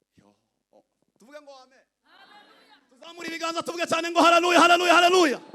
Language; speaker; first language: Kinyarwanda; native; Kinyarwanda